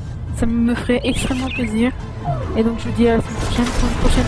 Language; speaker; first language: French; native; French